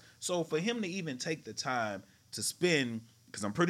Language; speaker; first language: English; native; English